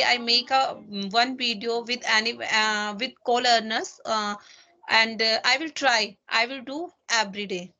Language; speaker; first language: English; non-native, learner; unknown